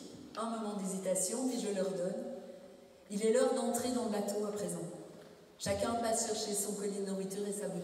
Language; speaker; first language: French; native; French